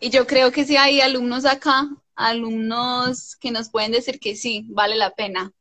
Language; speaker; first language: Spanish; non-native, fluent; English